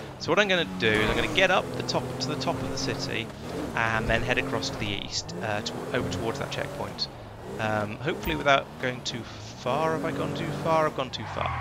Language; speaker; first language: English; native; English